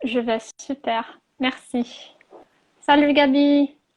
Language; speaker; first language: French; non-native, fluent; Portuguese